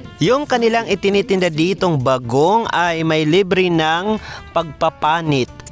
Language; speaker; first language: Filipino; non-native, local second language; Waray